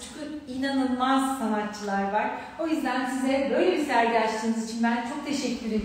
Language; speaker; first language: Turkish; native; Turkish